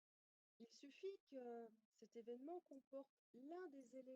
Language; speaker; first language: French; native; French